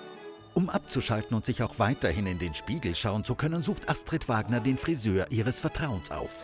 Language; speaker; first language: German; native; German